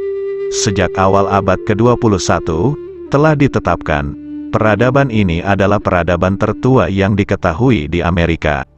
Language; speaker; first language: Indonesian; native; Indonesian